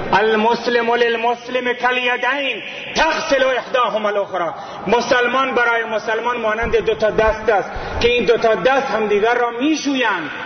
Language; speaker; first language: Persian; native; Persian